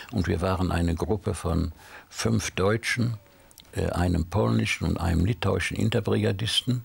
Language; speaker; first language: German; native; German